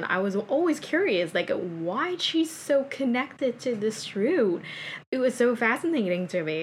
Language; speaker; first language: English; non-native, fluent; Japanese